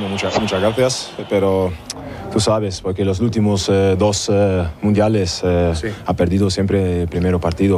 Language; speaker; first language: Spanish; non-native, learner; German